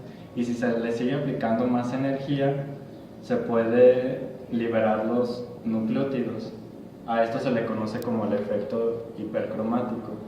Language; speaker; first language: Spanish; native; Spanish